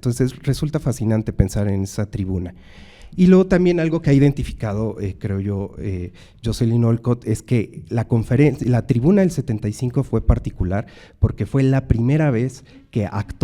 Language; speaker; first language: Spanish; native; Spanish